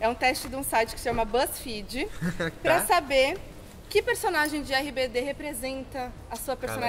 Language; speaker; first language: Portuguese; native; Portuguese